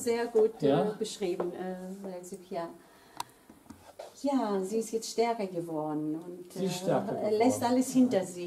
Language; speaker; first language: German; early bilingual, other home language; Greek